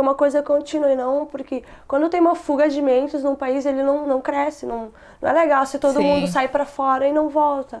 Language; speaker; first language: Portuguese; non-native, local second language; Kabuverdianu